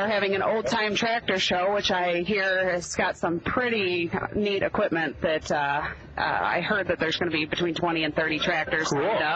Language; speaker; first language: English; native; English